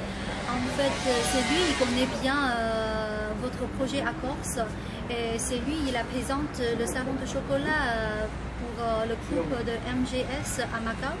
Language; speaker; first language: French; non-native, fluent; Chinese